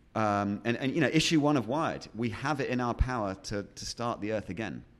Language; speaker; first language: English; native; English